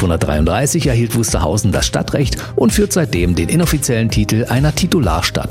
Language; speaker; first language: German; native; German